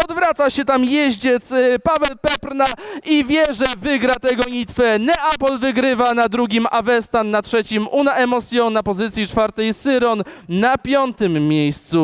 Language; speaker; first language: Polish; native; Polish